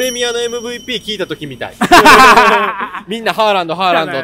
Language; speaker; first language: Japanese; native; Japanese